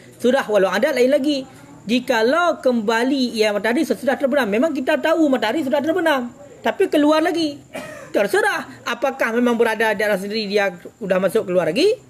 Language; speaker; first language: Malay; non-native, local second language; Achinese